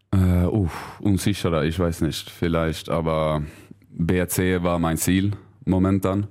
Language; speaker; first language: German; non-native, learner; Swedish